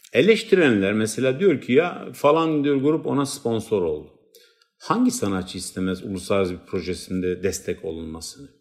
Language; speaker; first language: Turkish; non-native, local second language; Kurdish